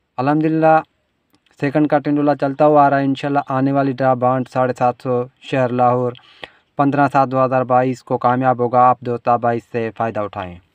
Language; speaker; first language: Urdu; non-native, local second language; Punjabi